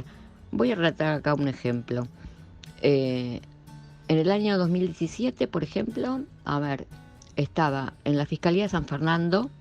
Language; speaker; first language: Spanish; native; Spanish